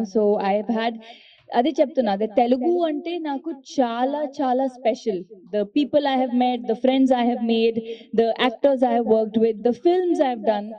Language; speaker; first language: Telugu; non-native, learner; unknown